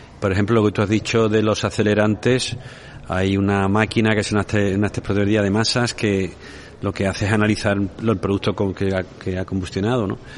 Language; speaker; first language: Spanish; native; Spanish